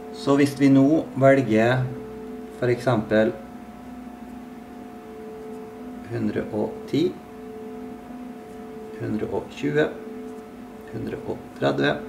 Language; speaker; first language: Norwegian; native; Norwegian